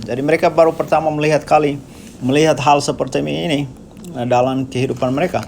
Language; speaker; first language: Indonesian; non-native, local second language; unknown